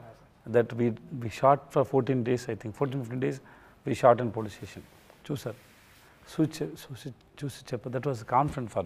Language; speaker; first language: Telugu; non-native, learner; Tamil